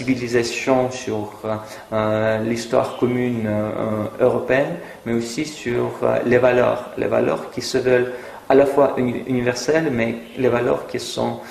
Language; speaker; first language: French; non-native, fluent; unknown